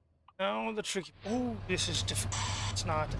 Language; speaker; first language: English; non-native, local second language; Pashto